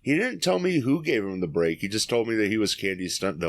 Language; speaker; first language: English; native; English